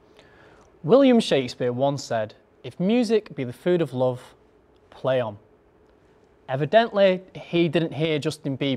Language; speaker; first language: English; native; English